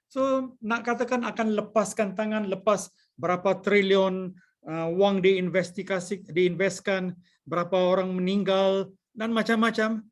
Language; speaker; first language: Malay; non-native, local second language; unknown